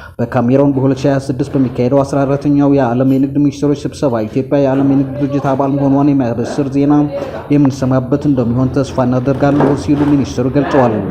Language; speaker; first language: Amharic; native; Amharic